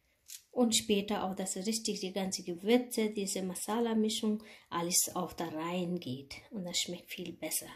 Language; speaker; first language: German; non-native, learner; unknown